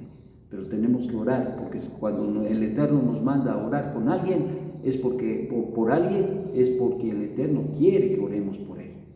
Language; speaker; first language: Spanish; native; Spanish